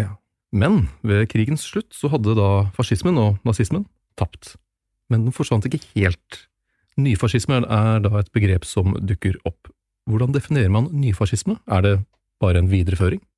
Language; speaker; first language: Norwegian; native; Norwegian